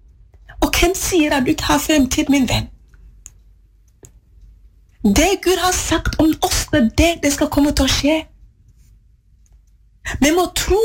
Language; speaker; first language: Swedish; non-native, fluent; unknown